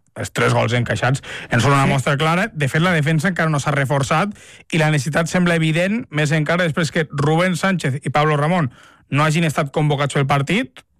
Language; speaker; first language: Catalan; native; Catalan